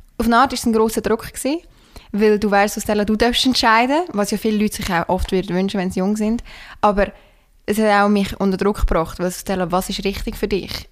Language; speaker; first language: German; native; German